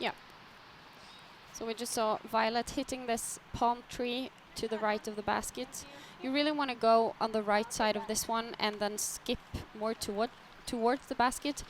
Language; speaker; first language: English; non-native, fluent; Norwegian